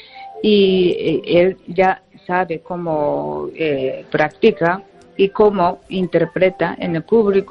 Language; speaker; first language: Spanish; non-native, fluent; Japanese